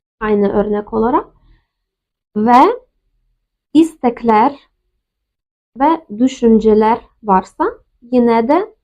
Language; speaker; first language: Turkish; non-native, fluent; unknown